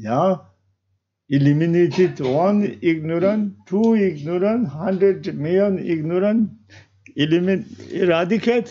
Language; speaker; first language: English; non-native, learner; Tibetan